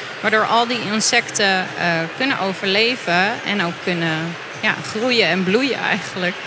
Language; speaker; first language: Dutch; native; Dutch